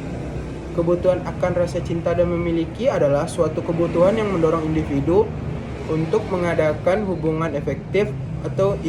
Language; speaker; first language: Indonesian; native; Indonesian